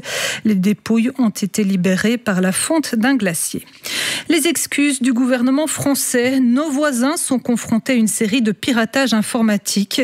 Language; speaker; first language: French; native; French